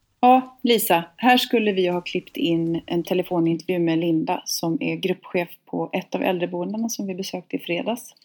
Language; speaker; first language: Swedish; native; Swedish